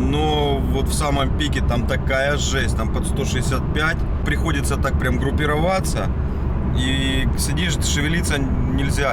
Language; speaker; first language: Russian; native; Russian